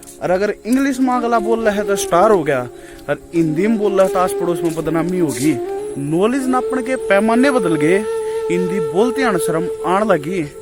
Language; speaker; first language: Hindi; native; Hindi